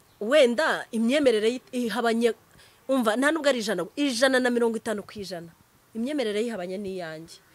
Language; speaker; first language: Kinyarwanda; early bilingual, heritage; Kinyarwanda